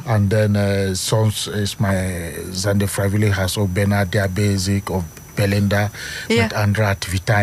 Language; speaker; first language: Dutch; non-native, learner; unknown